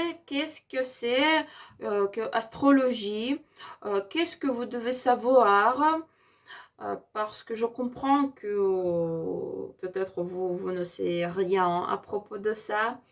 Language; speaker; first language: French; non-native, learner; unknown